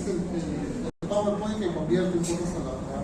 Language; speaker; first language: Spanish; native; Spanish